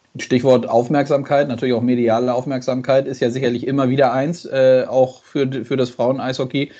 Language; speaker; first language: German; native; German